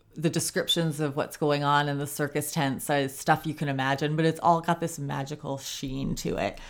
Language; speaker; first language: English; native; English